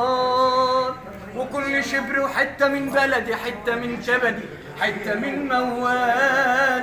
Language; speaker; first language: Arabic; native; Arabic